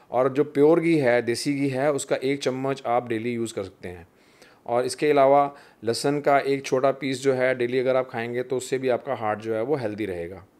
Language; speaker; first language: Hindi; non-native, local second language; Punjabi